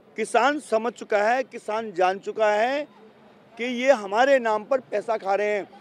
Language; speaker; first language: Hindi; native; Hindi